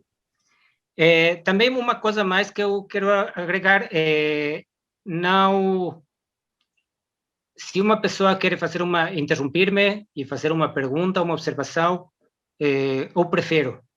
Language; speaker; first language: Portuguese; non-native, learner; Spanish